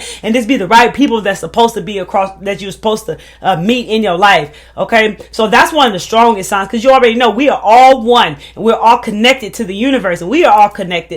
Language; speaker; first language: English; native; English